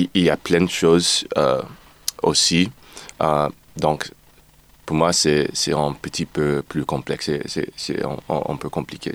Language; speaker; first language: French; non-native, learner; English